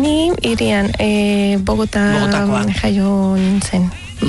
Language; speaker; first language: Basque; non-native, learner; Spanish